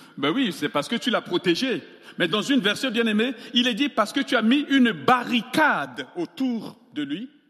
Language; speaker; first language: French; non-native, local second language; Sango